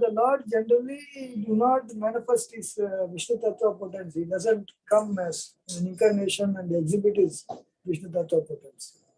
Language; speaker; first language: English; non-native, local second language; Hindi